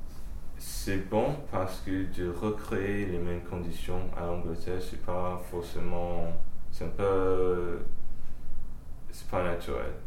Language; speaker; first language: French; early bilingual, heritage; French